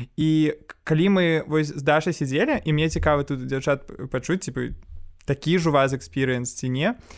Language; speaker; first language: Belarusian; non-native, local second language; Russian